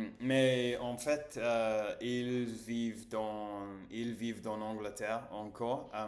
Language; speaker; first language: French; non-native, learner; English